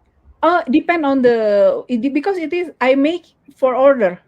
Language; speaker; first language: English; non-native, learner; Indonesian